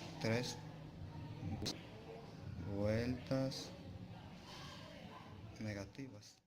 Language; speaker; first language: Spanish; native; Spanish